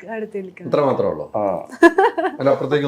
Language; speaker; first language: Malayalam; native; Malayalam